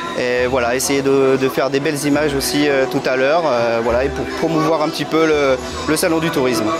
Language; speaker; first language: French; native; French